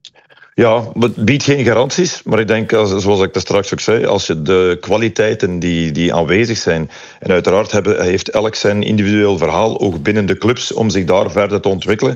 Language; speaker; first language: Dutch; native; Dutch